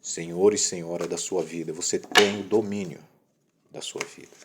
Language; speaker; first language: Portuguese; native; Portuguese